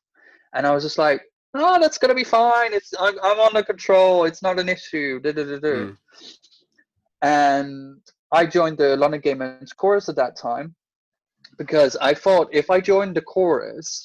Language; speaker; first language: English; non-native, fluent; Danish